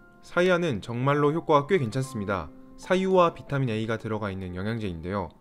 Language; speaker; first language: Korean; native; Korean